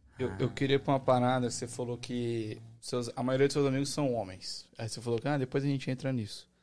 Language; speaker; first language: Portuguese; native; Portuguese